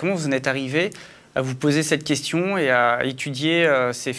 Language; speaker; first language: French; native; French